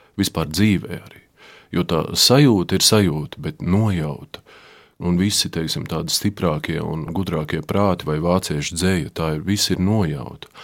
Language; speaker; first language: Latvian; native; Latvian